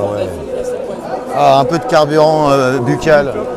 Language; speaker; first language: French; native; French